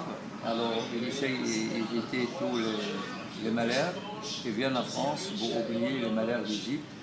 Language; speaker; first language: French; non-native, learner; Arabic